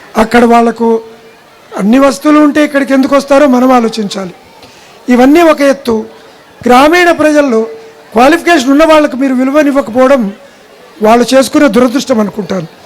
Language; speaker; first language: Telugu; non-native, local second language; Kannada